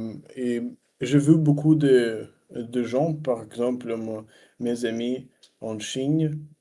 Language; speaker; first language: French; non-native, learner; Russian